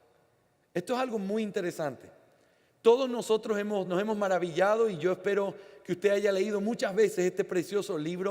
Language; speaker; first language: Spanish; native; Spanish